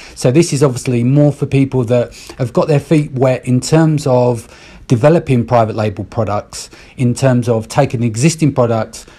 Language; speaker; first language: English; native; English